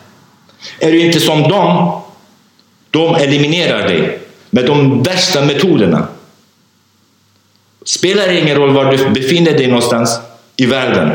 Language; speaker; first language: Swedish; non-native, fluent; Kurdish